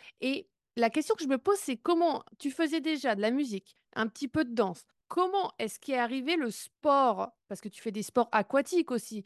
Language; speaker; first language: French; native; French